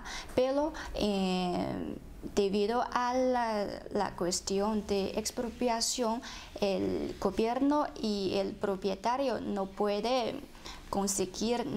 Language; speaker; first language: Spanish; non-native, fluent; Chinese